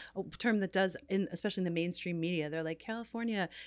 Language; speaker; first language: English; native; English